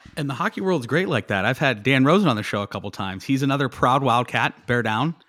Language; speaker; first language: English; native; English